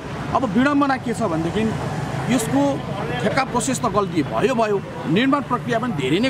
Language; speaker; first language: Nepali; native; Nepali